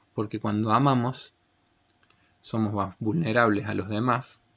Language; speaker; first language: Spanish; native; Spanish